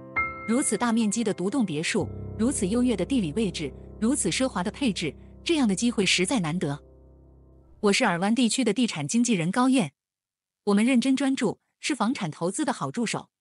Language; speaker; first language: Chinese; native; Chinese